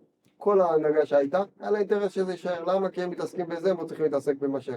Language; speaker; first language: Hebrew; native; Hebrew